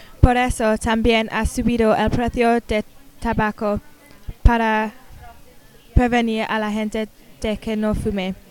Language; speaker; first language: Spanish; non-native, learner; English